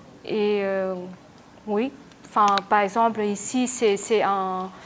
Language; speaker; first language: French; non-native, learner; Vietnamese